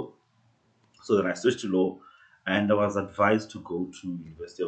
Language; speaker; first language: English; non-native, local second language; Northern Sotho